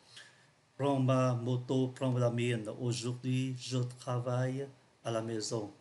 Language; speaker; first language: French; non-native, fluent; Vietnamese